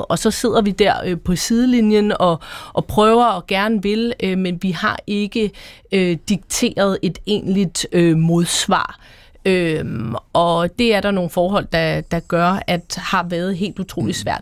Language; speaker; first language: Danish; native; Danish